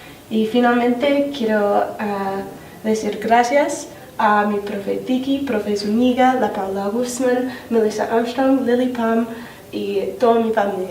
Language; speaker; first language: Spanish; non-native, learner; English